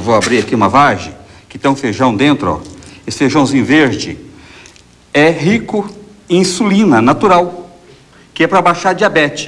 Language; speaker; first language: Portuguese; native; Portuguese